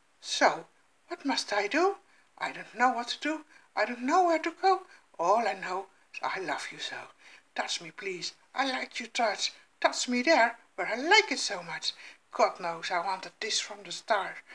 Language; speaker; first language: English; non-native, fluent; Dutch